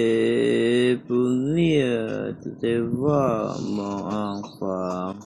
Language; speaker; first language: French; non-native, learner; Indonesian